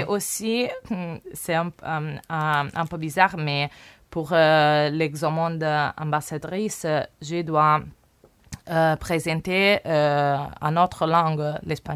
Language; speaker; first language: French; non-native, learner; Italian